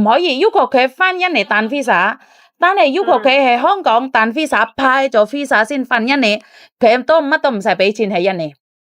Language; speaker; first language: Cantonese; non-native, fluent; Indonesian